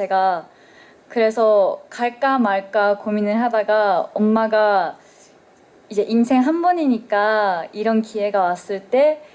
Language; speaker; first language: Korean; non-native, fluent; Japanese